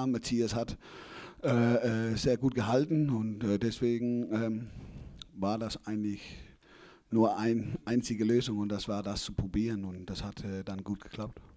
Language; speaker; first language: German; non-native, fluent; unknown